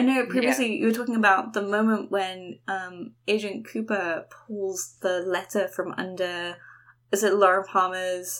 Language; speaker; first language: English; native; English